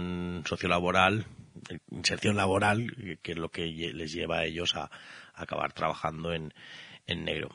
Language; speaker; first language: Spanish; native; Spanish